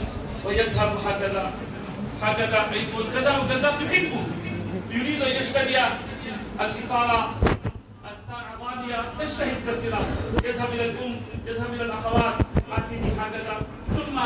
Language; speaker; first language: Arabic; non-native, fluent; Urdu